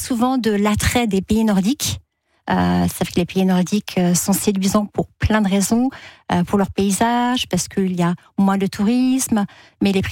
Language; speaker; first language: French; native; French